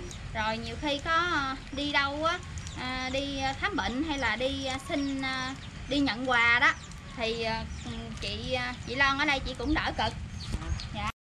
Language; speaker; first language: Vietnamese; native; Vietnamese